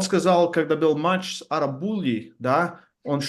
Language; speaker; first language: Russian; non-native, learner; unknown